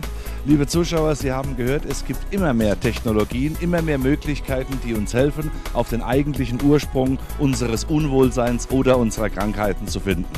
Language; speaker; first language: German; native; German